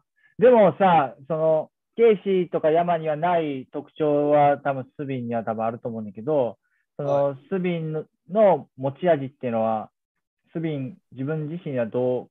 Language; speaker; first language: Japanese; native; Japanese